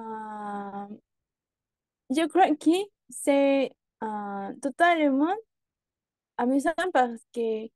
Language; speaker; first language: French; non-native, learner; Spanish